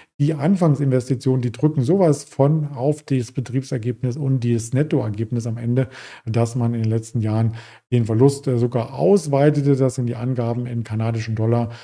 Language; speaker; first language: German; native; German